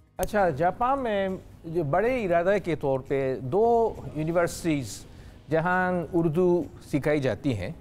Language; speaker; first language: Urdu; non-native, fluent; Japanese